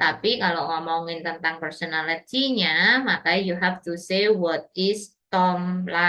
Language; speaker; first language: English; non-native, learner; Indonesian